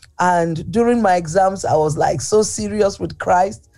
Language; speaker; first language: English; non-native, local second language; Igbo